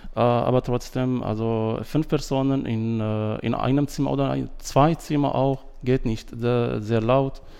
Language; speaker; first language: German; non-native, fluent; Arabic